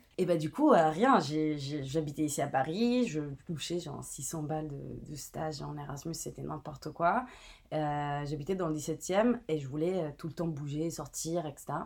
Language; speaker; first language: French; non-native, fluent; Italian